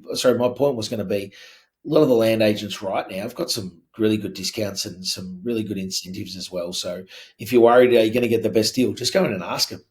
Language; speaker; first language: English; native; English